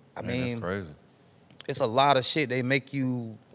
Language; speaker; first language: English; native; English